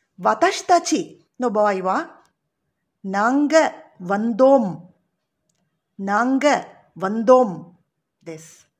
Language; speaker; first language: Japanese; non-native, fluent; Tamil